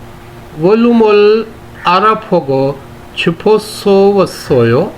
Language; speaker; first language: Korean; non-native, fluent; Urdu